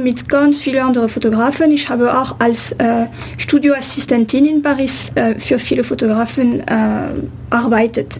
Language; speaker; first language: German; non-native, fluent; French